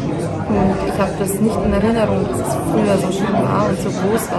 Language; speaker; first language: German; non-native, fluent; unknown